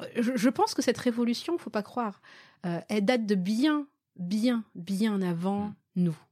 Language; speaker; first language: French; early bilingual, other home language; Malagasy